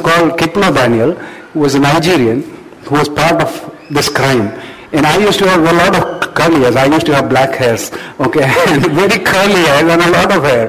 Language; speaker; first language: English; non-native, local second language; Malayalam